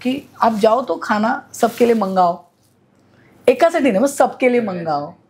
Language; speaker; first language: Hindi; non-native, local second language; Marathi